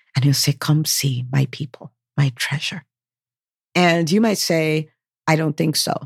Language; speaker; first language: English; native; English